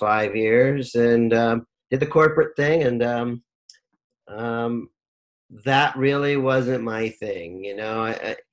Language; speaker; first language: English; native; English